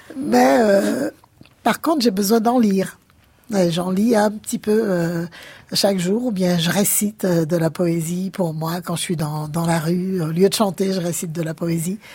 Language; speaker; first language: French; native; French